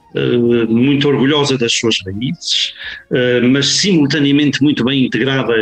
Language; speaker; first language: Portuguese; native; Portuguese